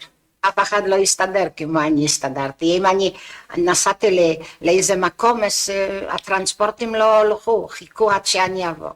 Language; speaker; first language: Hebrew; non-native, fluent; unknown